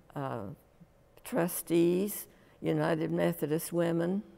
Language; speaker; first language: English; native; English